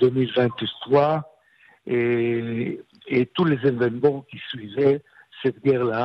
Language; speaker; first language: French; non-native, fluent; Hebrew